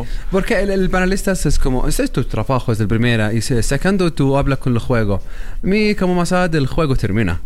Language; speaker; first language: Spanish; non-native, learner; Arabic